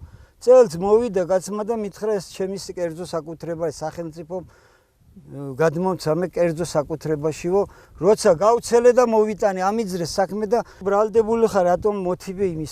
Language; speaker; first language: Georgian; native; Georgian